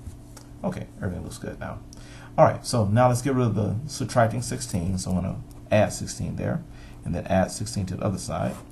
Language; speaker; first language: English; native; English